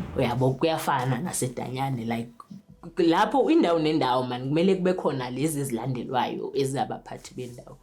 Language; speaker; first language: Zulu; non-native, local second language; Southern Sotho